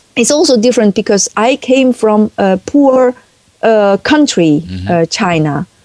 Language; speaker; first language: English; non-native, fluent; Chinese